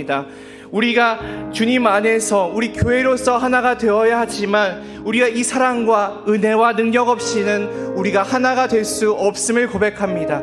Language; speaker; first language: Korean; native; Korean